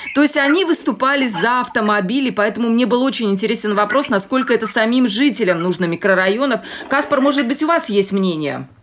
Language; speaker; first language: Russian; native; Russian